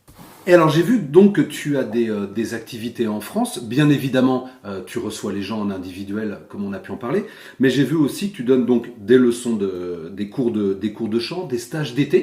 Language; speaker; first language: French; native; French